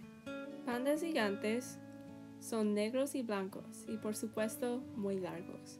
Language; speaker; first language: Spanish; non-native, learner; English